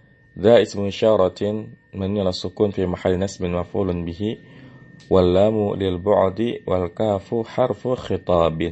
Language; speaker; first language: Arabic; non-native, fluent; Indonesian